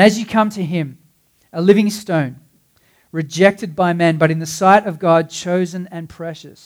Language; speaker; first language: English; native; English